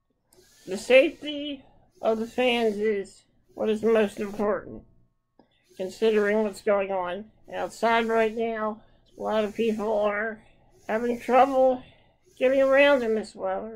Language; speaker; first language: English; native; English